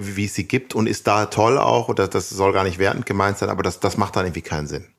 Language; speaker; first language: German; native; German